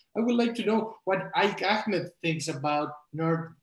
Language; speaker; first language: English; non-native, fluent; Spanish